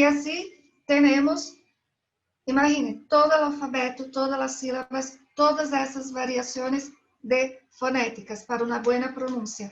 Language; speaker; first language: Spanish; non-native, fluent; Portuguese